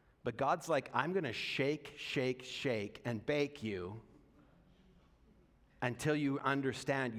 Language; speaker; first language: English; native; English